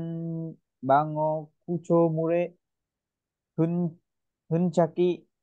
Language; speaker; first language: Korean; non-native, learner; Vietnamese